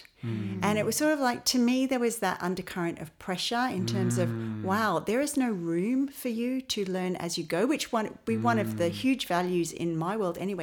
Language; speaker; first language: English; native; English